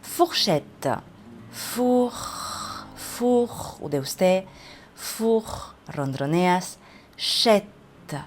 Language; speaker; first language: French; non-native, fluent; Spanish